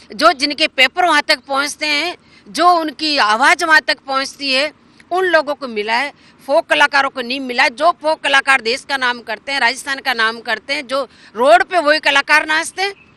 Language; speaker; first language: Hindi; native; Hindi